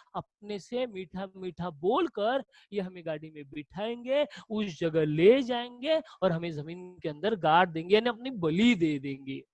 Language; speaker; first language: Hindi; non-native, local second language; Marathi